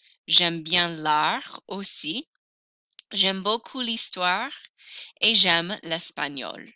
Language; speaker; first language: French; non-native, fluent; English